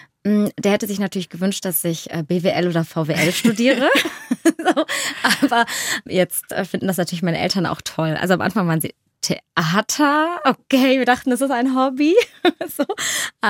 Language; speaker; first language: German; early bilingual, other home language; Turkish